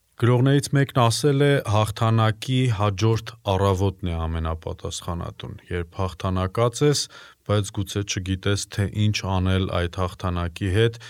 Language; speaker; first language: Armenian; native; Armenian